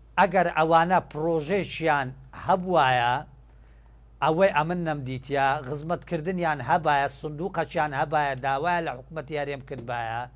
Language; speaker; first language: Central Kurdish; non-native, local second language; Turkish